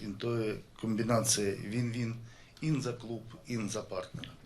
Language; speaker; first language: Slovenian; non-native, learner; Russian